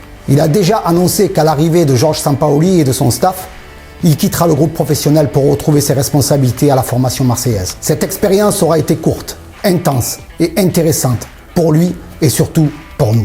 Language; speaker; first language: French; native; French